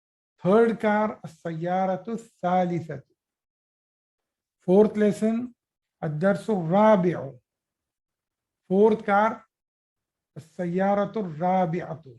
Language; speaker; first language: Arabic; non-native, fluent; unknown